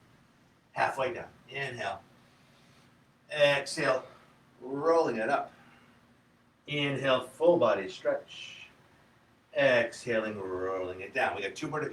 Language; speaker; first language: English; native; English